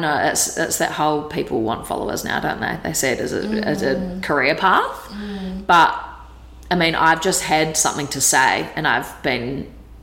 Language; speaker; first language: English; native; English